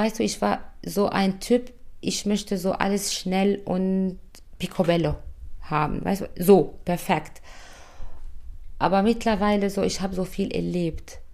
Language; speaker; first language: German; non-native, fluent; Arabic